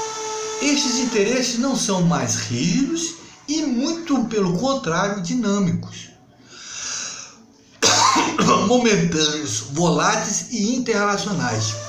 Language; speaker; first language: Portuguese; native; Portuguese